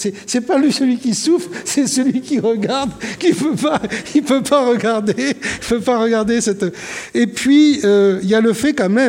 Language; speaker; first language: French; native; French